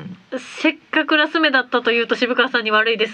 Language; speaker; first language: Japanese; native; Japanese